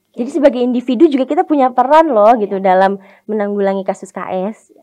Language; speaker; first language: Indonesian; native; Indonesian